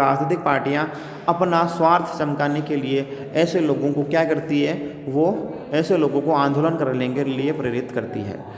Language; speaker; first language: Hindi; native; Hindi